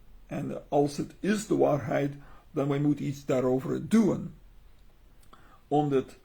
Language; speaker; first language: Dutch; non-native, learner; English